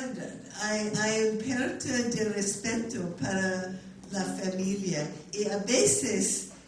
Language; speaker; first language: Spanish; non-native, learner; English